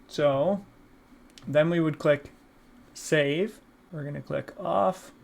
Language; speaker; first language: English; native; English